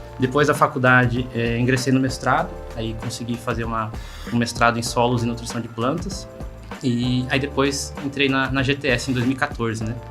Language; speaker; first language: Portuguese; native; Portuguese